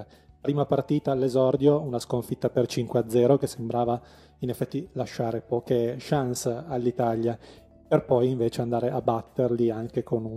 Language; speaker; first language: Italian; native; Italian